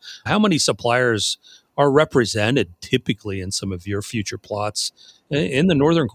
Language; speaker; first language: English; native; English